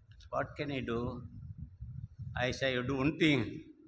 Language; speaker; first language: English; non-native, local second language; Tamil